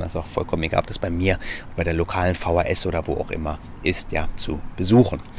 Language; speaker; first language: German; native; German